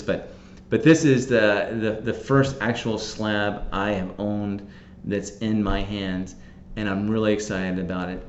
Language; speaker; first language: English; native; English